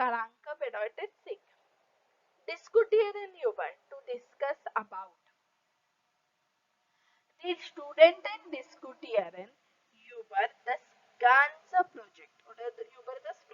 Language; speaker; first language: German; non-native, fluent; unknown